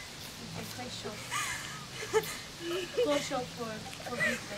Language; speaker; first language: French; non-native, learner; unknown